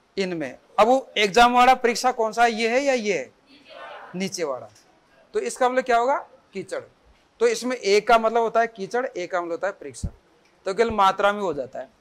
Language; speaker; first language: Hindi; native; Hindi